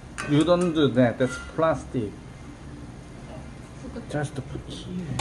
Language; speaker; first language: English; non-native, learner; Korean